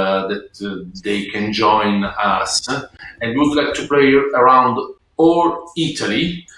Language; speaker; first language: English; non-native, learner; Italian